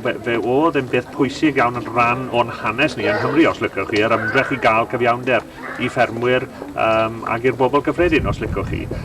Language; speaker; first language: Welsh; native; Welsh